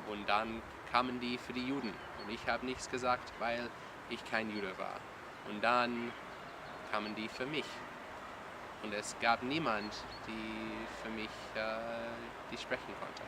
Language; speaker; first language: German; non-native, learner; English